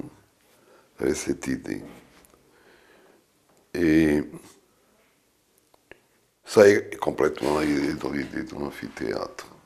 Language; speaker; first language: French; non-native, fluent; Portuguese